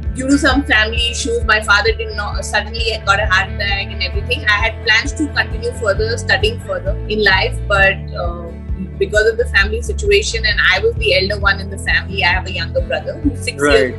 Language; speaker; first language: English; non-native, local second language; Hindi